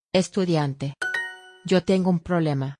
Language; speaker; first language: Spanish; non-native, learner; Vietnamese